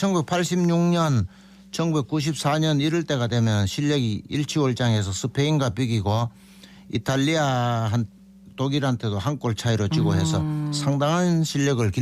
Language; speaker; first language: Korean; native; Korean